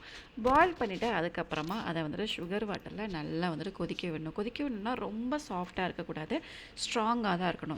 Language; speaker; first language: Tamil; native; Tamil